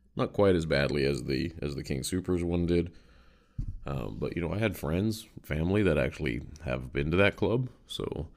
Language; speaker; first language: English; native; English